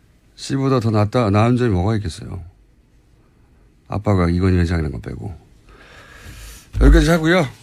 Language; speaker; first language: Korean; native; Korean